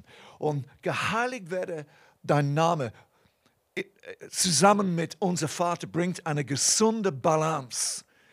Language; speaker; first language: German; non-native, fluent; English